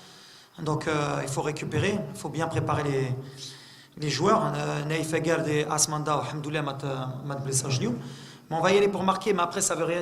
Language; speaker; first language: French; native; French